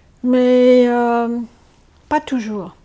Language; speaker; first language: French; non-native, fluent; English